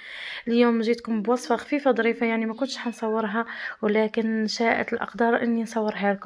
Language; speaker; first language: Arabic; native; Arabic